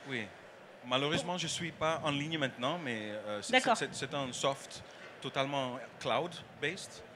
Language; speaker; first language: French; non-native, learner; Dutch